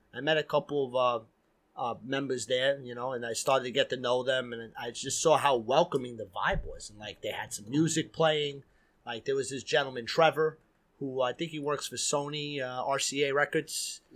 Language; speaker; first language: English; native; English